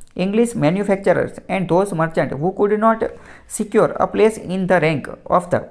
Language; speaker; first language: English; non-native, local second language; Gujarati